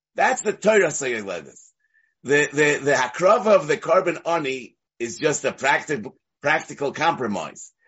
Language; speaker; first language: English; native; English